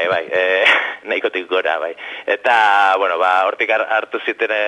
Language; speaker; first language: Basque; native; Basque